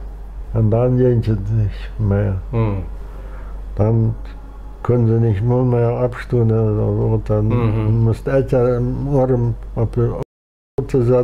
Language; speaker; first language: German; non-native, local second language; Plautdietsch